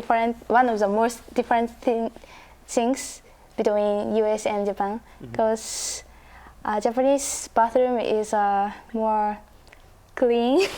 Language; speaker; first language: English; non-native, learner; Japanese